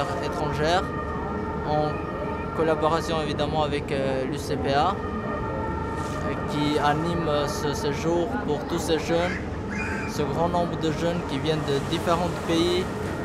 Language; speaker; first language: French; non-native, fluent; Albanian